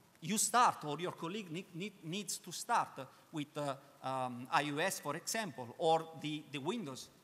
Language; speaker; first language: English; non-native, learner; Italian